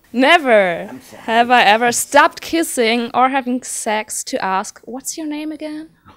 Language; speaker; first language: English; non-native, fluent; German